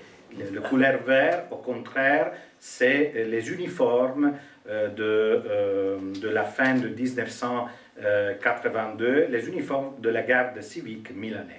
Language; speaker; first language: French; non-native, fluent; Italian